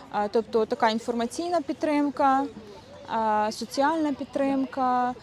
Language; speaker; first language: Ukrainian; native; Ukrainian